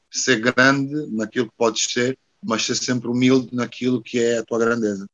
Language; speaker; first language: Portuguese; native; Portuguese